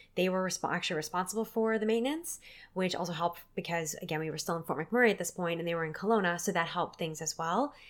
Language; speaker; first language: English; native; English